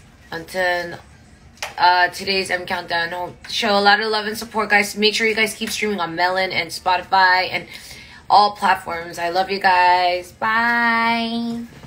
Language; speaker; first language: English; early bilingual, other home language; Korean